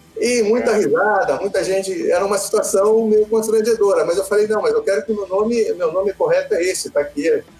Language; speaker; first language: Portuguese; early bilingual, other home language; Italian